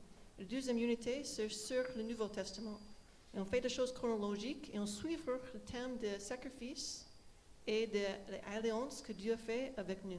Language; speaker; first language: French; non-native, fluent; English